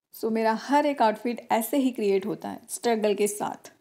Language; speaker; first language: Hindi; non-native, local second language; Gujarati